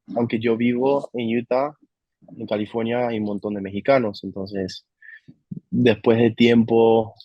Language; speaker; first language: Spanish; non-native, fluent; English